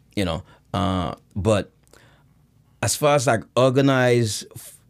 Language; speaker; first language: English; early bilingual, other home language; Haitian Creole